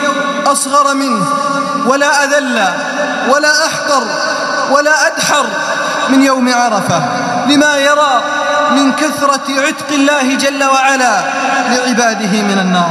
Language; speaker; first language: Arabic; native; Arabic